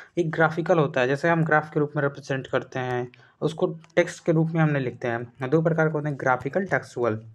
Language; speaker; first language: Hindi; native; Hindi